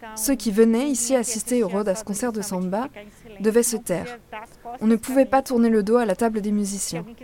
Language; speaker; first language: French; non-native, fluent; Portuguese